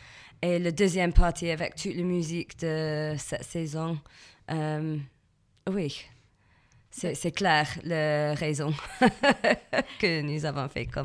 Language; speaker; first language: French; non-native, learner; English